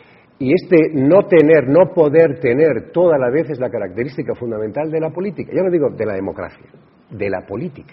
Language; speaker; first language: Spanish; native; Spanish